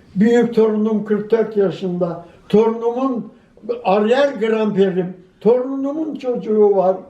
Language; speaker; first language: Turkish; native; Turkish